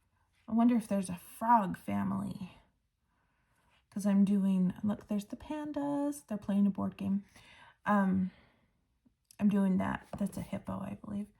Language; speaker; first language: English; native; English